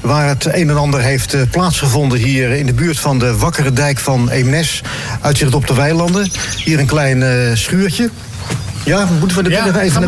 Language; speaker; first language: Dutch; native; Dutch